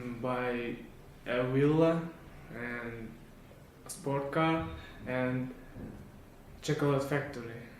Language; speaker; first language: English; non-native, learner; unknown